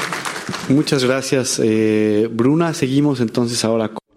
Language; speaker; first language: Spanish; native; Spanish